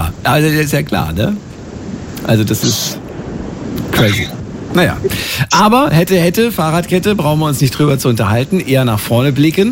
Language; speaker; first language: German; native; German